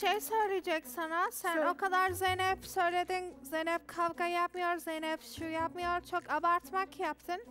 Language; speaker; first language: Turkish; non-native, learner; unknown